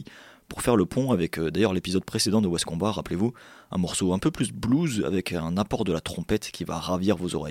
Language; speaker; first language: French; native; French